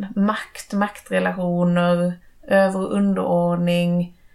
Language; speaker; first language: Swedish; native; Swedish